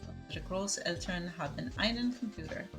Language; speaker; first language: German; non-native, learner; Spanish